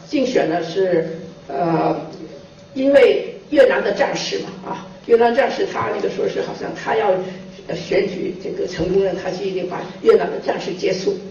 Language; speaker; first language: Chinese; native; Chinese